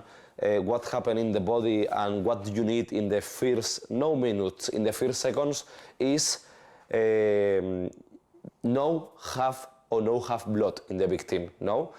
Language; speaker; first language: English; non-native, learner; Spanish